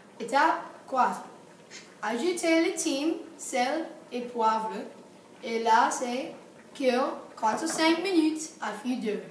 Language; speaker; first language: French; non-native, learner; English